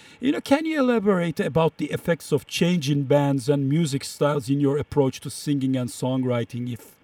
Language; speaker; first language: English; non-native, fluent; Turkish